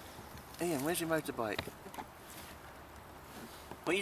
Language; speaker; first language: English; native; English